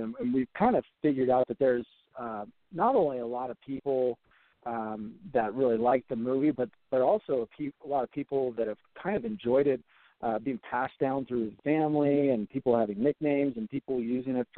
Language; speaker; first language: English; native; English